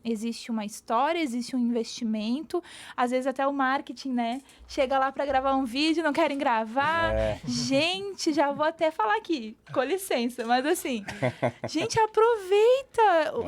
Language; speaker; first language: Portuguese; native; Portuguese